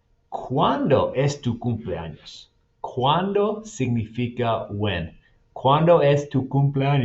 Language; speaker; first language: Spanish; non-native, fluent; English